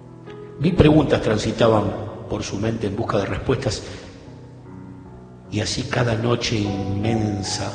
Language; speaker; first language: Spanish; native; Spanish